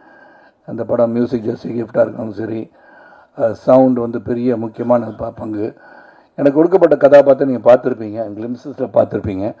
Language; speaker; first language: Tamil; native; Tamil